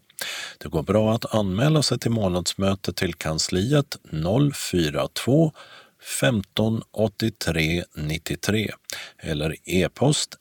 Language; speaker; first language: Swedish; native; Swedish